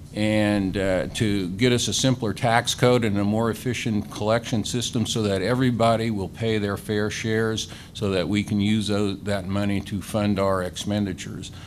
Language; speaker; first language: English; native; English